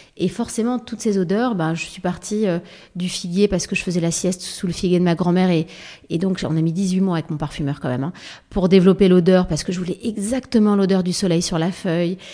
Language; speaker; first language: French; native; French